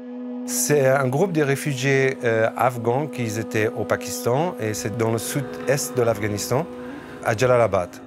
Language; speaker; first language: French; early bilingual, other home language; Persian